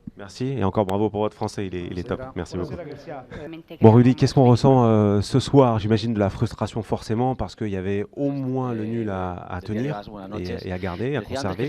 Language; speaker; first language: French; native; French